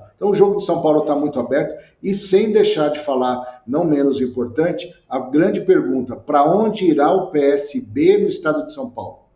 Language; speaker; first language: Portuguese; native; Portuguese